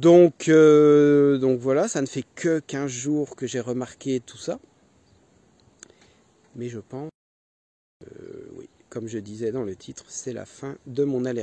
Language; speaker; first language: French; native; French